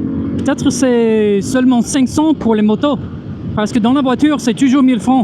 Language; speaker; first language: French; non-native, fluent; English